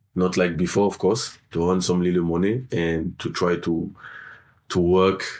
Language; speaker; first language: English; non-native, fluent; French